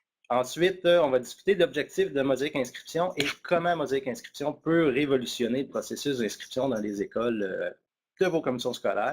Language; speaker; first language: French; native; French